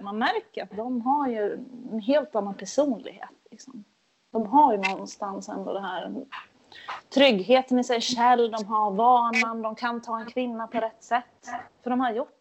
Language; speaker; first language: Swedish; native; Swedish